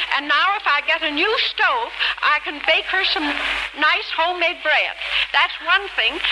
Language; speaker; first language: English; native; English